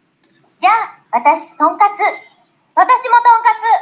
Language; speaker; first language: Japanese; non-native, learner; Vietnamese